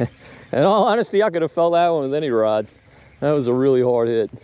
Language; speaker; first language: English; native; English